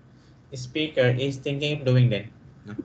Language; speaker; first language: English; non-native, local second language; Filipino